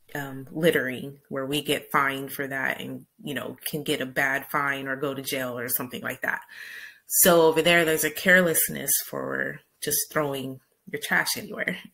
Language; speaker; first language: English; native; English